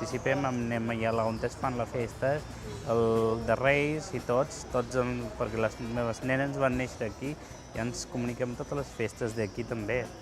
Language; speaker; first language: Catalan; non-native, learner; Punjabi